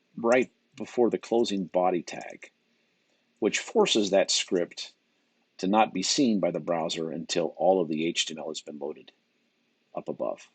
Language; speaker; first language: English; native; English